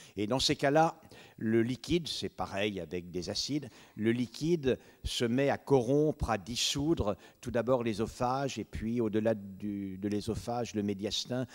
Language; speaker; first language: French; native; French